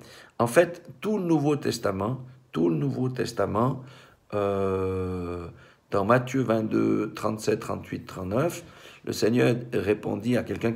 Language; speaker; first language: French; native; French